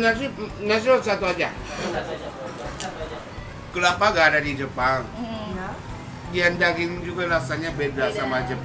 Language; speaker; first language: Indonesian; non-native, fluent; Japanese